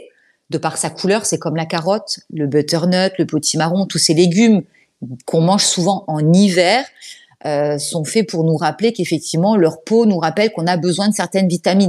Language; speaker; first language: French; native; French